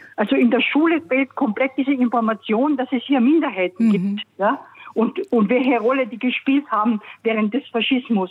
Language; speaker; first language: German; non-native, local second language; Slovenian